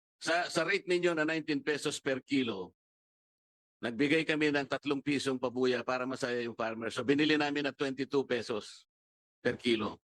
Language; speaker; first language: Filipino; non-native, local second language; Pampanga